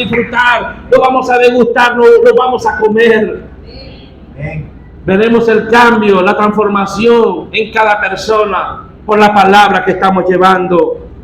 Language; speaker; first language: Spanish; native; Spanish